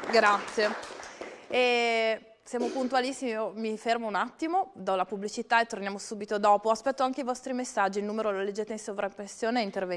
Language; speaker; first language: Italian; native; Italian